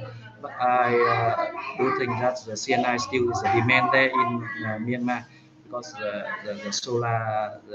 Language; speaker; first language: English; non-native, fluent; Vietnamese